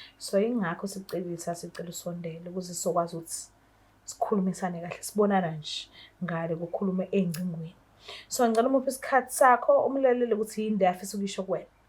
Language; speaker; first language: Zulu; native; Zulu